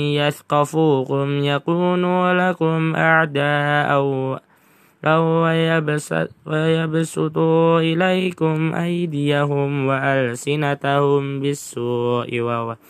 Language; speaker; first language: Arabic; non-native, learner; Indonesian